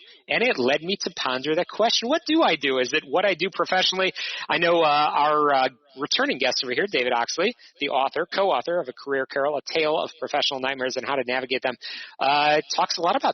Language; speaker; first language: English; native; English